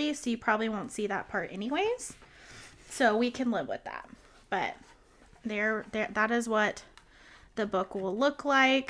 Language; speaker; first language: English; native; English